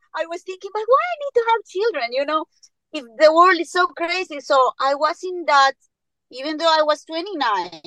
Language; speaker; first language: English; non-native, fluent; Spanish